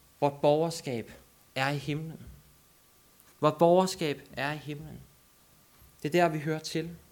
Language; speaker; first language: Danish; native; Danish